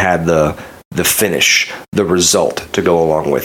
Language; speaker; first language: English; native; English